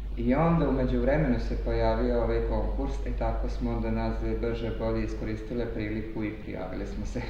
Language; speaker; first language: Serbian; non-native, local second language; Hungarian